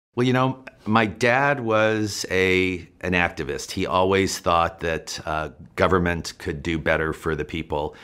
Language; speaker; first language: English; native; English